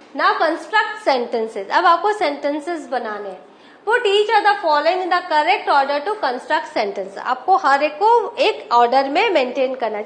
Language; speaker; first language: Hindi; native; Hindi